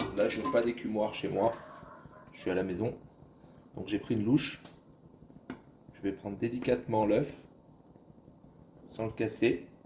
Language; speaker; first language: French; native; French